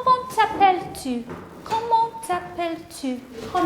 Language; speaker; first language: French; non-native, fluent; English